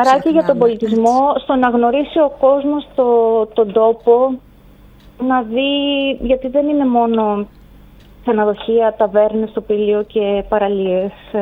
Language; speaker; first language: Greek; native; Greek